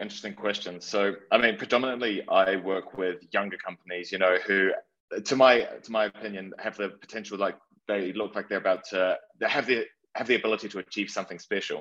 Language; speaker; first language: English; native; English